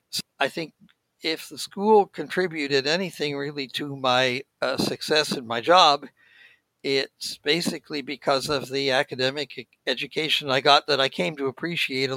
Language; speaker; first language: English; native; English